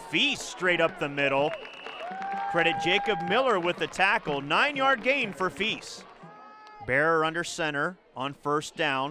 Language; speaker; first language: English; native; English